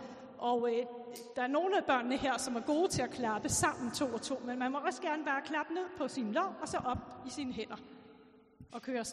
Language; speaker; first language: Danish; native; Danish